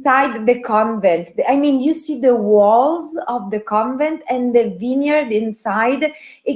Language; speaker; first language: English; non-native, fluent; Italian